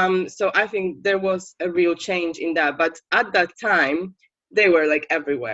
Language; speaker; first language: English; non-native, fluent; Polish